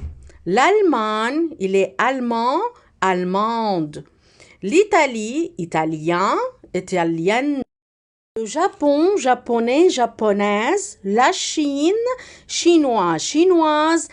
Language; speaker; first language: French; non-native, fluent; Arabic